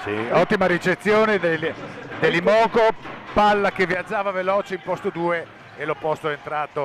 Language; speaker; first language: Italian; native; Italian